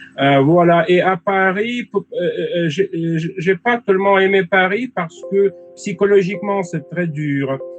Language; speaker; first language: French; non-native, fluent; Russian